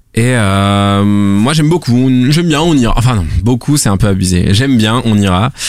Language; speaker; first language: French; native; French